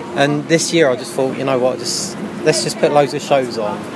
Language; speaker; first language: English; native; English